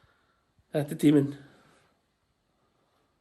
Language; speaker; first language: Icelandic; native; Icelandic